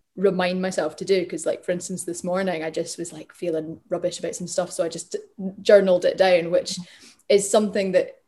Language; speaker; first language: English; native; English